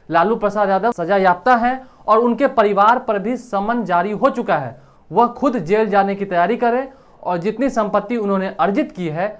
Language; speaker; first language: Hindi; native; Hindi